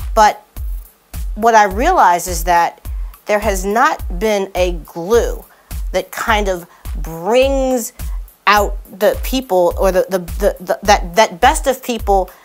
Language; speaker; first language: English; native; English